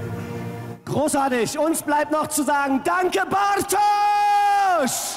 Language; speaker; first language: German; native; German